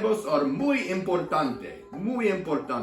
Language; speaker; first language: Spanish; non-native, learner; English